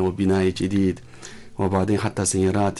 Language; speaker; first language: Arabic; non-native, learner; Chinese